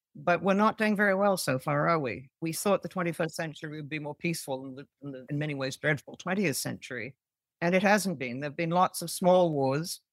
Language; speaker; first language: English; native; English